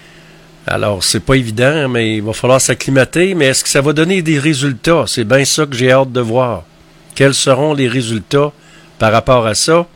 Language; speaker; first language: French; native; French